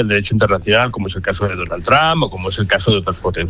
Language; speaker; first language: Spanish; native; Spanish